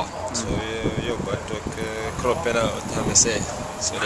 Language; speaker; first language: Swedish; non-native, fluent; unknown